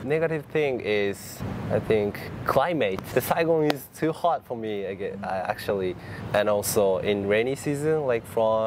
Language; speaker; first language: English; non-native, fluent; Japanese